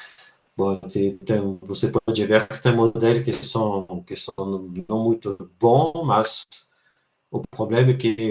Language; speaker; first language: Portuguese; non-native, fluent; French